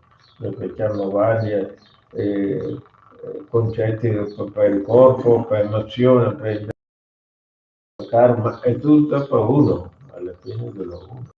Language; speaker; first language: Italian; non-native, learner; Hindi